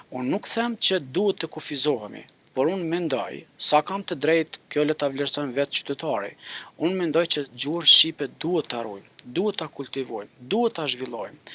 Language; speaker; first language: Albanian; native; Albanian